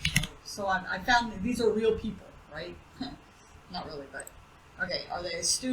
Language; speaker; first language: English; native; English